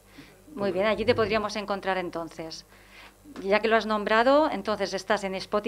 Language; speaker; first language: Spanish; native; Spanish